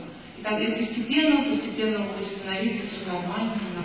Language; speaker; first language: Russian; native; Russian